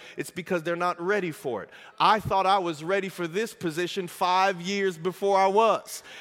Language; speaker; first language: English; native; English